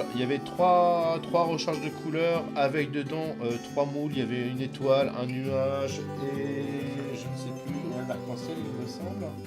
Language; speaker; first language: French; native; French